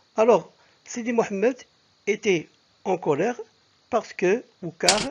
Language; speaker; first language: French; non-native, local second language; Arabic